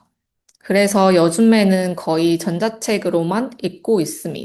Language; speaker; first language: Korean; non-native, fluent; Chinese